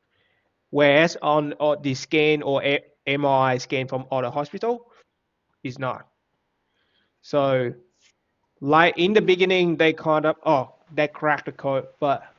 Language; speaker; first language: English; non-native, fluent; Vietnamese